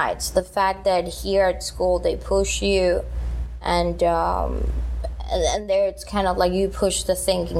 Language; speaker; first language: English; non-native, fluent; Spanish